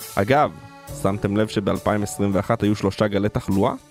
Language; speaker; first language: Hebrew; native; Hebrew